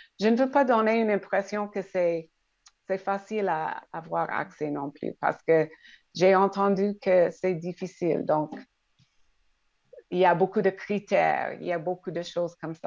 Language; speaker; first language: French; non-native, local second language; English